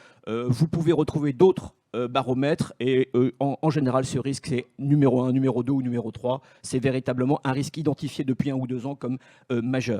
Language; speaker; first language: French; native; French